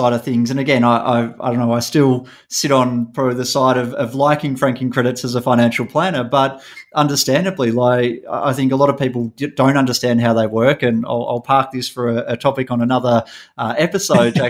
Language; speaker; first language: English; native; English